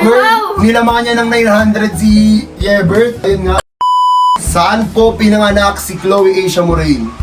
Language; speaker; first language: Filipino; non-native, local second language; Bikol